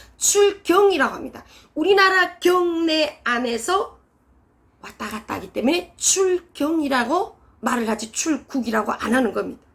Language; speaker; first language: Korean; native; Korean